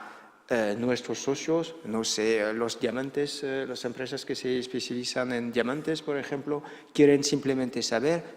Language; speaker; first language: Spanish; non-native, fluent; Dutch